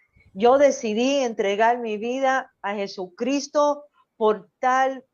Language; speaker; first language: Spanish; early bilingual, other home language; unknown